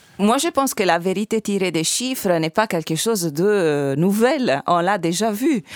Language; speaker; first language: French; non-native, fluent; Italian